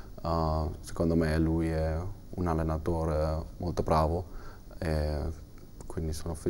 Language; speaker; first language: Italian; non-native, learner; German